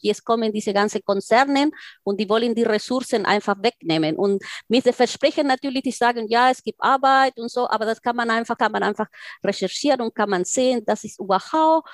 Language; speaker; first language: German; non-native, fluent; Spanish